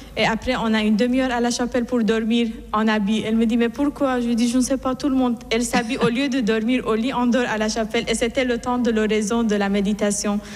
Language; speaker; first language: French; non-native, fluent; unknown